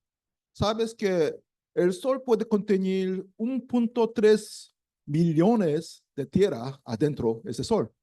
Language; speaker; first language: Spanish; non-native, learner; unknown